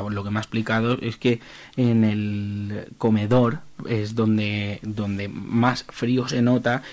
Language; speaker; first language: Spanish; native; Spanish